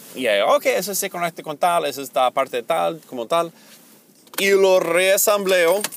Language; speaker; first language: Spanish; non-native, fluent; English